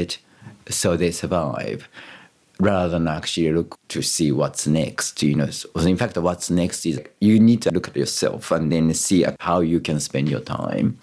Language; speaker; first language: English; non-native, fluent; Japanese